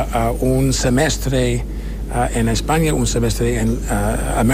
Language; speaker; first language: Spanish; non-native, learner; English